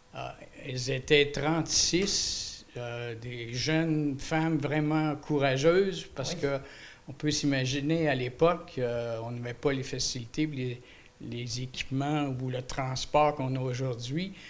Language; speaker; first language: French; native; French